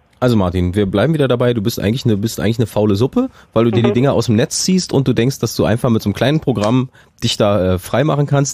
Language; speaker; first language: German; native; German